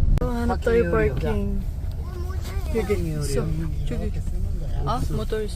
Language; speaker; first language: Korean; non-native, learner; Filipino